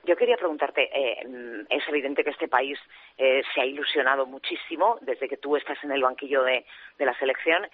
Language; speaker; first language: Spanish; native; Spanish